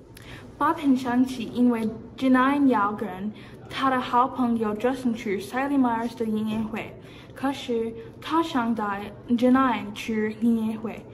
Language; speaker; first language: Chinese; non-native, learner; English